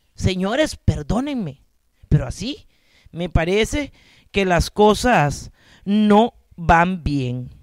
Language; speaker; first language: Spanish; native; Spanish